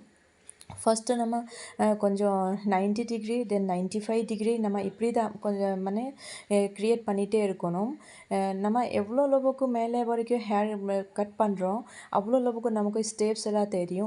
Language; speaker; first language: Tamil; non-native, fluent; Assamese